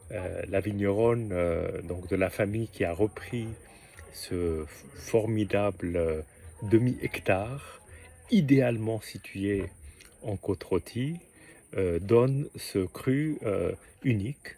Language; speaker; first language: French; native; French